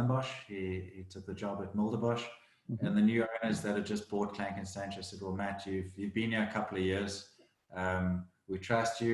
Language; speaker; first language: English; native; English